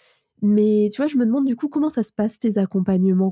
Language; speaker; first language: French; native; French